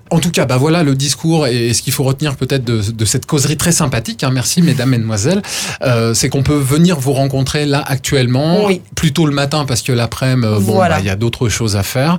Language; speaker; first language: French; native; French